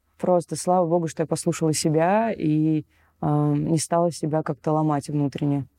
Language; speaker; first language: Russian; native; Russian